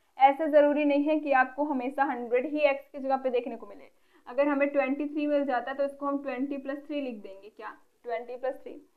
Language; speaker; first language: Hindi; native; Hindi